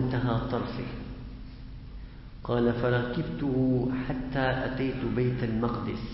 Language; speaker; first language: Arabic; native; Arabic